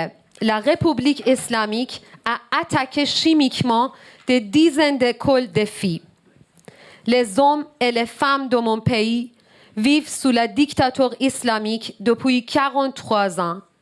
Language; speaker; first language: French; non-native, learner; Persian